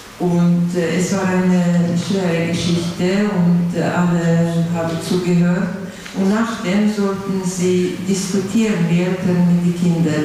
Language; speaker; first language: German; non-native, fluent; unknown